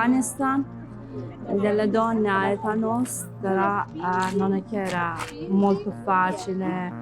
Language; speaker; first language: Italian; non-native, learner; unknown